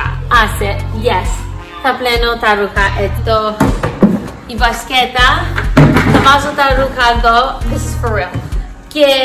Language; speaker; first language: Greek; early bilingual, heritage; English